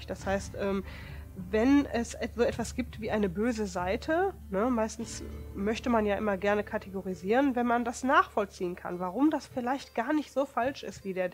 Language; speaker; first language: German; native; German